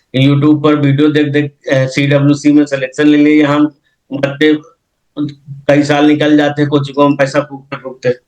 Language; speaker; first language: Hindi; native; Hindi